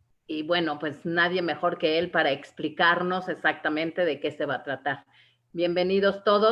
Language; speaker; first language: Spanish; native; Spanish